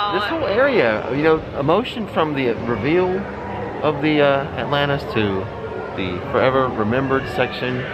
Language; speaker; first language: English; native; English